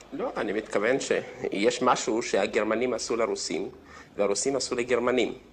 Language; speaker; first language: Hebrew; non-native, fluent; Russian